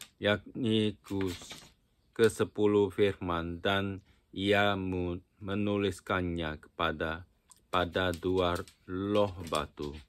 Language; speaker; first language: Indonesian; non-native, fluent; Japanese